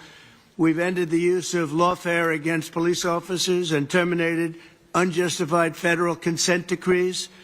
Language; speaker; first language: English; native; English